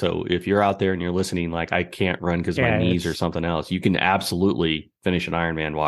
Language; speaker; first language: English; native; English